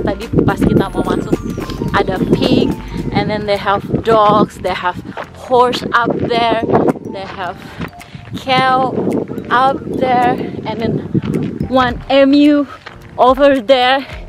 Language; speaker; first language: English; non-native, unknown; Indonesian